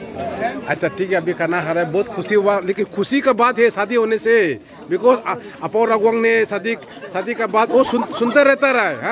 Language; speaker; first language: Hindi; non-native, local second language; Rongmei Naga